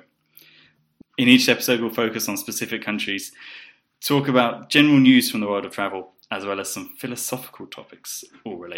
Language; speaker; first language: English; native; English